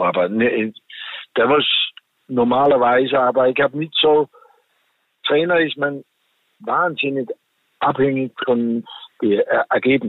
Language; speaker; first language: German; non-native, fluent; Danish